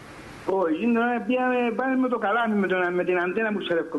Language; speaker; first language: Greek; native; Greek